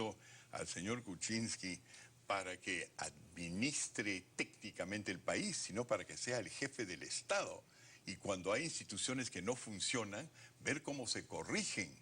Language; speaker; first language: Spanish; native; Spanish